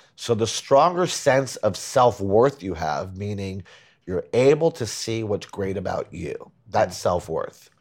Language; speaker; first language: English; early bilingual, other home language; Spanish